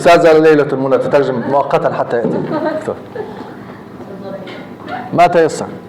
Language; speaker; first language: Arabic; native; Arabic